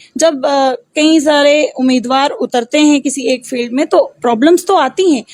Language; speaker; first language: Hindi; non-native, local second language; Pahari-Potwari